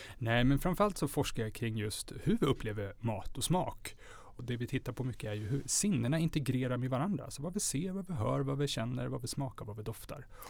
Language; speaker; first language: Swedish; native; Swedish